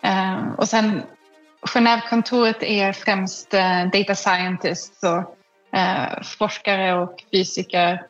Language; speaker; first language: Swedish; native; Swedish